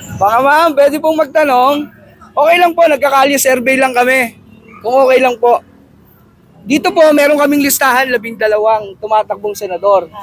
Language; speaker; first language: Filipino; native; Filipino